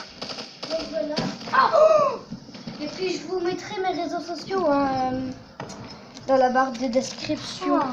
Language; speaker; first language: French; native; French